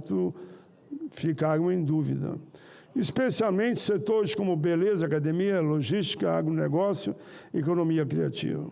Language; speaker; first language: Portuguese; native; Portuguese